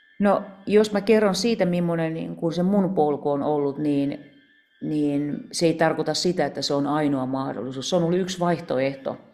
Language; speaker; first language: Finnish; native; Finnish